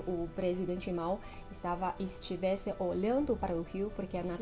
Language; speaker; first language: Portuguese; non-native, fluent; Chinese